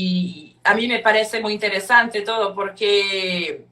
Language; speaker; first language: Spanish; non-native, fluent; Portuguese